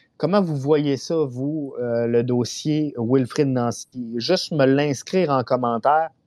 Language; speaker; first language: French; native; French